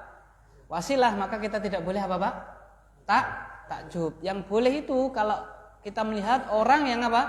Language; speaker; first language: Indonesian; native; Indonesian